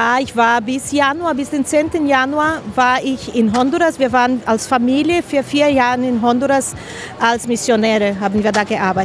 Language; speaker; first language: German; non-native, fluent; Spanish